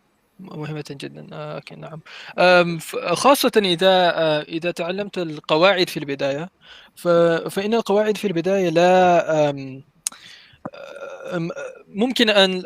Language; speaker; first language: Arabic; non-native, learner; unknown